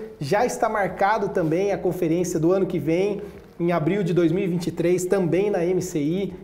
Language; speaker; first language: Portuguese; native; Portuguese